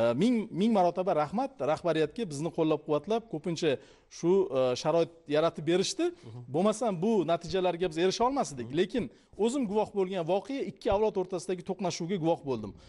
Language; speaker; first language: Uzbek; native; Uzbek